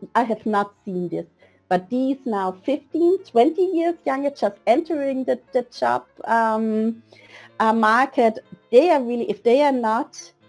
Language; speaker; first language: English; non-native, fluent; German